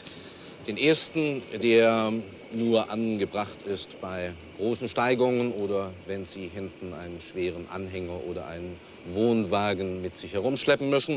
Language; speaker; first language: German; native; German